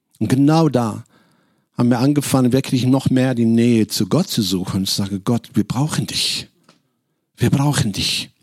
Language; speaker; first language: German; non-native, fluent; Arabic